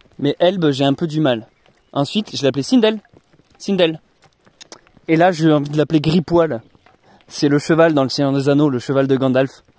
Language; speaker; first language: French; native; French